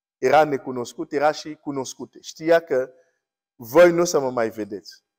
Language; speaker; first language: Romanian; non-native, fluent; English